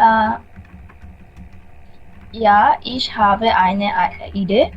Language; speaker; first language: German; non-native, learner; Bangla